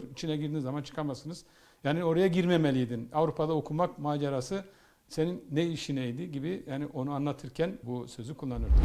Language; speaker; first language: Turkish; native; Turkish